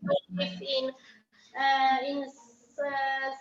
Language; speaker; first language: English; non-native, fluent; Polish